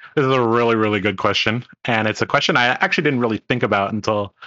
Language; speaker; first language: English; non-native, local second language; Cantonese